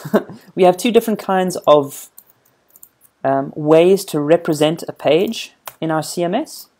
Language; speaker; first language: English; native; English